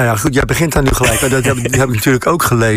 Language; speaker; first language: Dutch; native; Dutch